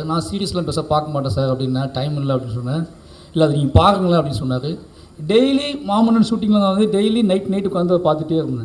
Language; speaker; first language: Tamil; native; Tamil